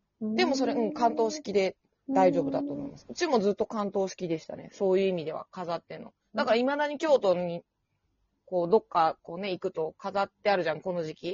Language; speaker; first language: Japanese; native; Japanese